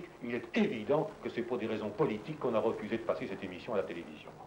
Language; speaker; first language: French; native; French